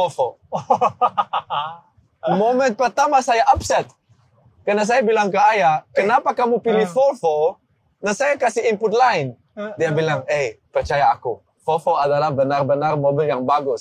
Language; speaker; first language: Indonesian; non-native, learner; Dutch